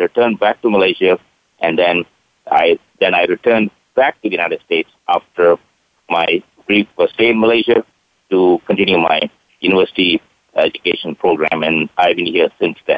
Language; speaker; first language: English; non-native, local second language; Tamil